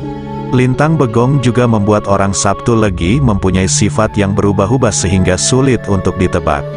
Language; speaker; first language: Indonesian; non-native, local second language; Javanese